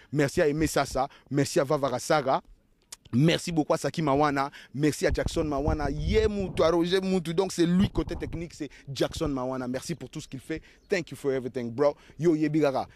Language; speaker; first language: French; non-native, local second language; Lingala